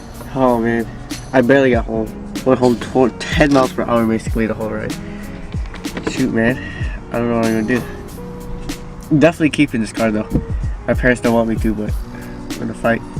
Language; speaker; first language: English; native; English